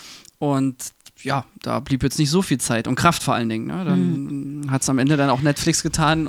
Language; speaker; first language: German; native; German